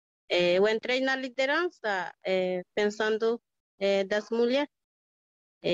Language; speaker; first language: Portuguese; non-native, local second language; Guarani